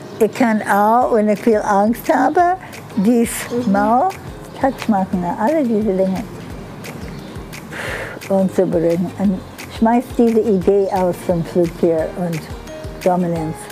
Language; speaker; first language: German; non-native, learner; English